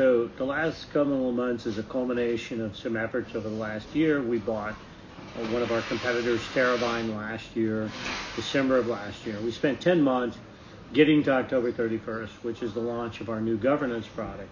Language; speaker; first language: English; native; English